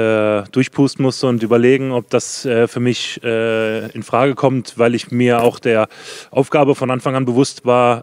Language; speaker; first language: German; native; German